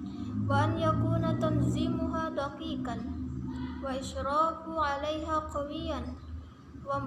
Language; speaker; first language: Arabic; non-native, learner; Indonesian